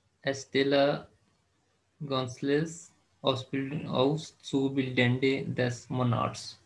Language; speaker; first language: German; non-native, fluent; Urdu